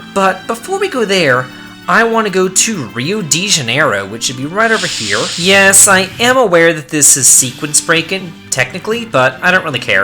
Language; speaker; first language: English; native; English